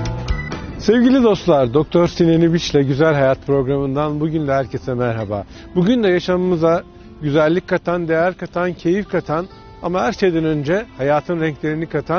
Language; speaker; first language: Turkish; native; Turkish